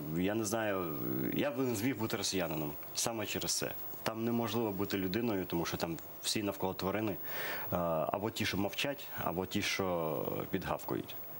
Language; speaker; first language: Ukrainian; early bilingual, other home language; Persian